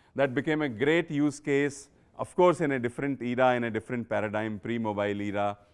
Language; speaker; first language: English; non-native, local second language; Punjabi